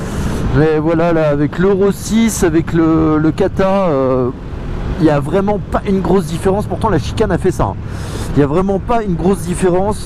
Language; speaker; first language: French; native; French